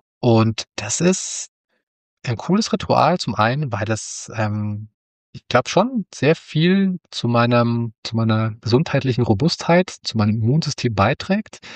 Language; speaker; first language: German; native; German